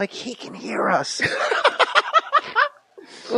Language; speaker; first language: English; native; English